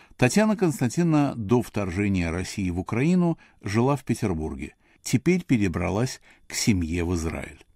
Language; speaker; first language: Russian; native; Russian